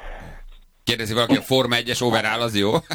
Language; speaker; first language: Hungarian; native; Hungarian